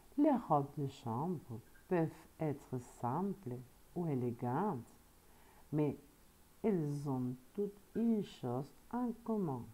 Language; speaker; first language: French; non-native, fluent; Spanish